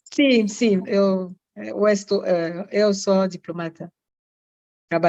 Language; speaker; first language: Portuguese; non-native, learner; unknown